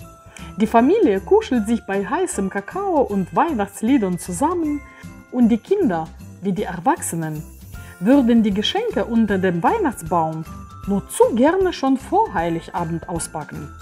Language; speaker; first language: German; native; German